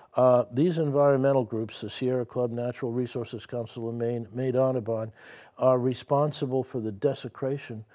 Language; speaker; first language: English; native; English